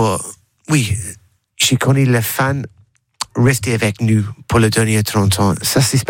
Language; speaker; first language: French; non-native, learner; English